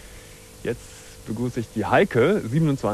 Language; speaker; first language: German; native; German